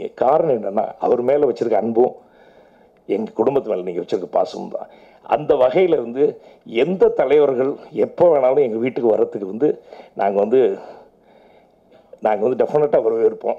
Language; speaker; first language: Tamil; native; Tamil